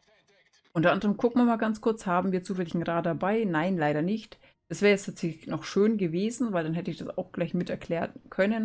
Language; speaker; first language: German; native; German